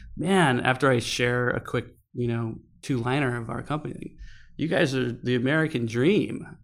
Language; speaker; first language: English; native; English